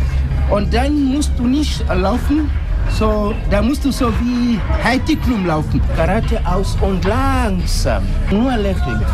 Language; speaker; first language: German; non-native, local second language; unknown